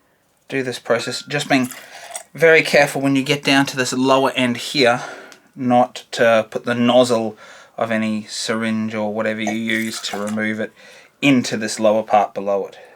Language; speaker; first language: English; native; English